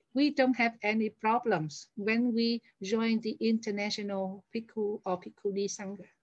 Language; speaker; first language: English; non-native, fluent; Vietnamese